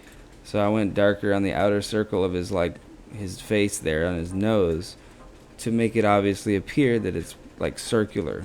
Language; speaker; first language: English; native; English